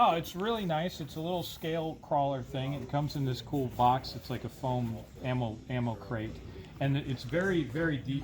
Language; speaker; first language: English; native; English